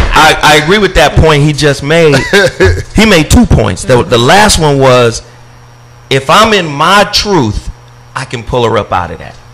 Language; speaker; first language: English; native; English